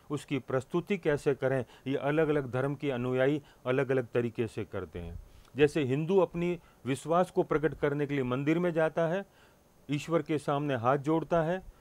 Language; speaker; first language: Hindi; native; Hindi